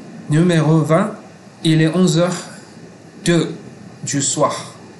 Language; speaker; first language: French; non-native, fluent; Malay